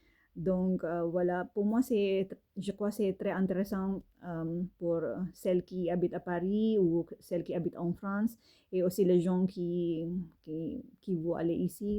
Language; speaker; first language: French; non-native, learner; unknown